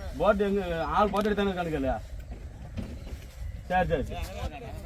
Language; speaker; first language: Tamil; native; Tamil